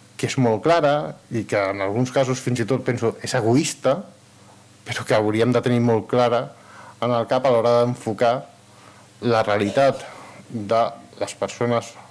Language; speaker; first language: Catalan; early bilingual, other home language; Arabic